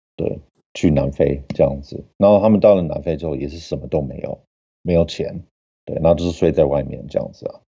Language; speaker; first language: Chinese; non-native, fluent; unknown